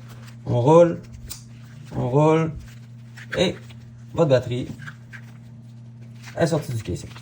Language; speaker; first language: French; native; French